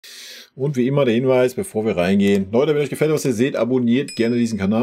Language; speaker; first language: German; native; German